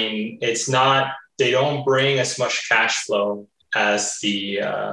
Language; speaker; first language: English; early bilingual, other home language; Spanish